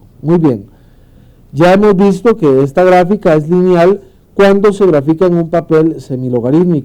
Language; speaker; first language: Spanish; native; Spanish